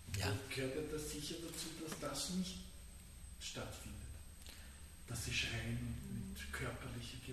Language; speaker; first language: German; native; German